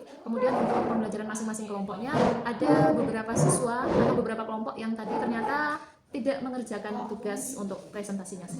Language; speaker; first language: Indonesian; native; Indonesian